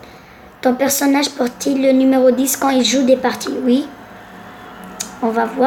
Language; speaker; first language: French; non-native, local second language; Arabic